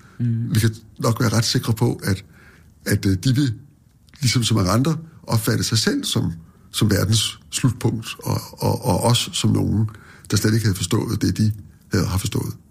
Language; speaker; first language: Danish; native; Danish